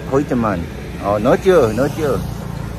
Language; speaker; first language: Vietnamese; non-native, learner; Korean